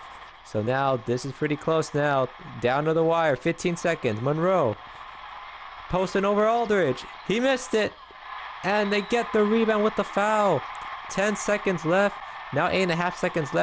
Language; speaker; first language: English; native; English